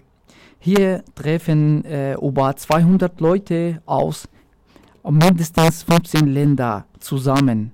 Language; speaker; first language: German; non-native, local second language; Arabic